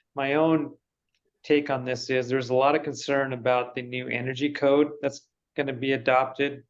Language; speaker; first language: English; native; English